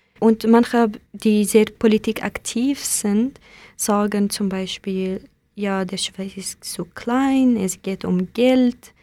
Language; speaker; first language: German; non-native, learner; Kurdish